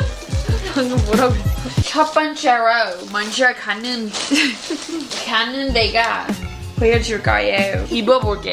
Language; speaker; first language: Korean; early bilingual, heritage; English